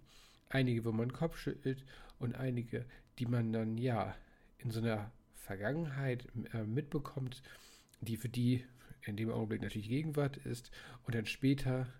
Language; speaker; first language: German; native; German